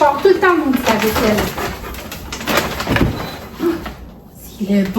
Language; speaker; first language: French; native; French